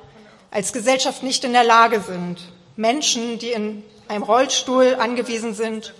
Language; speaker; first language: German; native; German